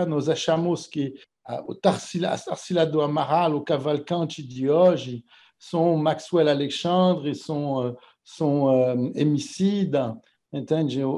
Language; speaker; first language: Portuguese; non-native, fluent; French